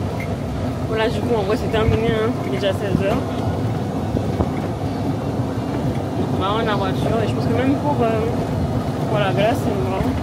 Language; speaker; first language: French; native; French